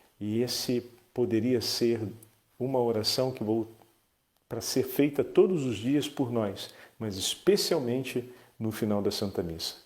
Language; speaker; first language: Portuguese; native; Portuguese